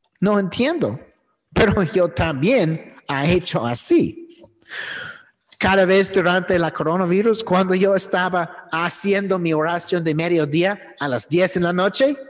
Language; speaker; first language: Spanish; non-native, fluent; English